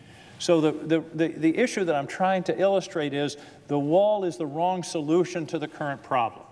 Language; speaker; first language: English; native; English